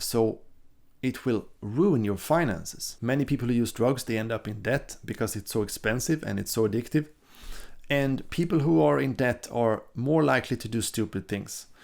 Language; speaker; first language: English; non-native, fluent; Swedish